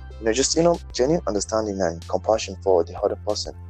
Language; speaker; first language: English; non-native, local second language; Yoruba